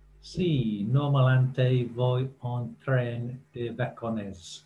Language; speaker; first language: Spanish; non-native, learner; English